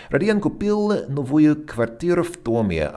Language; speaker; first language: Russian; non-native, fluent; English